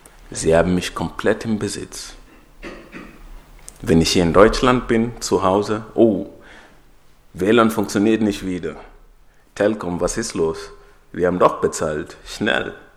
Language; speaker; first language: German; non-native, fluent; Swahili